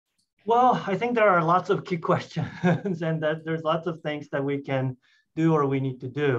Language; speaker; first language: English; non-native, fluent; Japanese